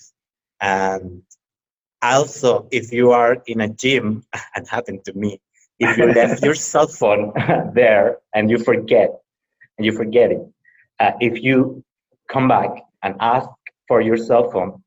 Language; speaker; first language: English; non-native, fluent; Spanish